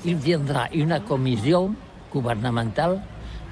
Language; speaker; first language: French; non-native, learner; Catalan